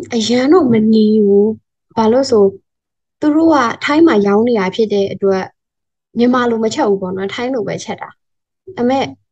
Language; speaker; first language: Burmese; native; Burmese